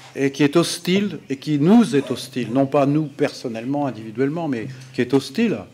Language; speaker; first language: French; native; French